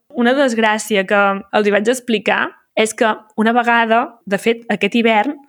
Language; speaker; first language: Catalan; native; Catalan